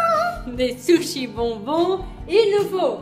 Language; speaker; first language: French; native; French